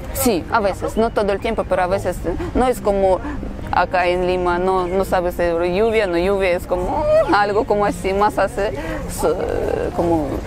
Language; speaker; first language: Spanish; non-native, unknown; Russian